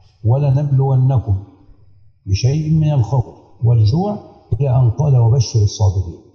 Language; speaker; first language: Arabic; native; Arabic